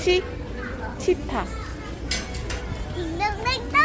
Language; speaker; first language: Korean; native; Korean